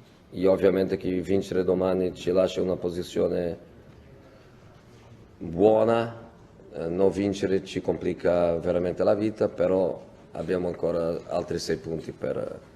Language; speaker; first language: Italian; non-native, fluent; Portuguese